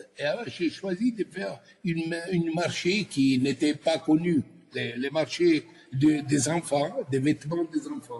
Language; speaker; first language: French; non-native, learner; Italian